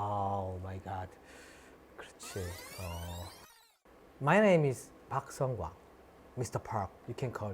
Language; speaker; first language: English; non-native, learner; Korean